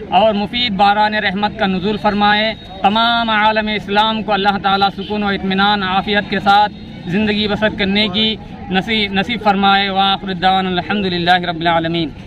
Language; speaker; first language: Urdu; native; Urdu